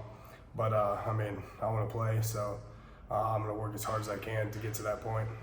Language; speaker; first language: English; native; English